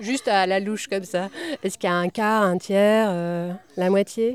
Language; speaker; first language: French; native; French